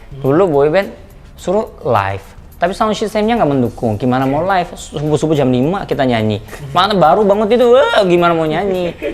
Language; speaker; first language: Indonesian; non-native, fluent; Korean